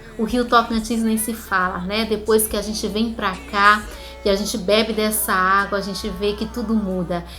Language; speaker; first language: Portuguese; native; Portuguese